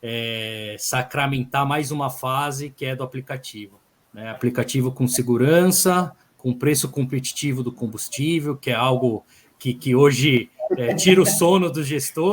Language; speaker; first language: Portuguese; native; Portuguese